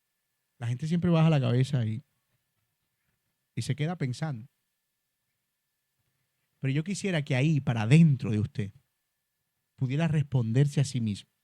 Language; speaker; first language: Spanish; native; Spanish